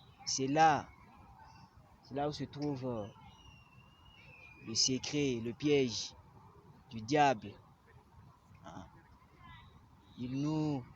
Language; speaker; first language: French; non-native, local second language; Lingala